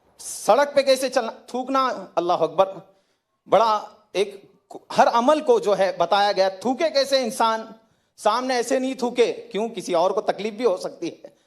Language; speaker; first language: Hindi; native; Hindi